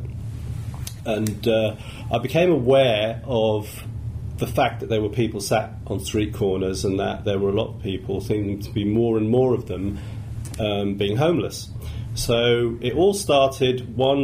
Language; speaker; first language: English; native; English